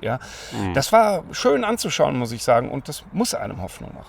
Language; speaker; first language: German; native; German